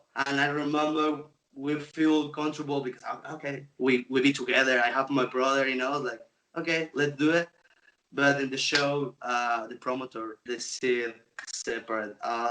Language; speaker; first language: English; non-native, local second language; Spanish